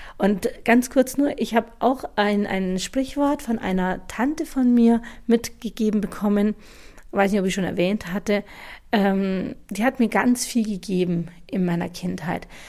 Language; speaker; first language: German; native; German